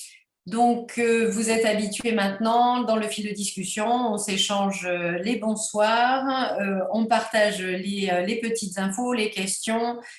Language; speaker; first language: French; native; French